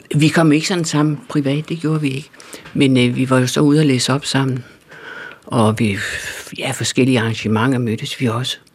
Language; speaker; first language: Danish; native; Danish